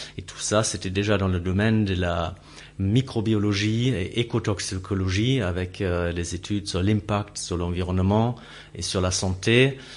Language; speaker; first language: French; non-native, fluent; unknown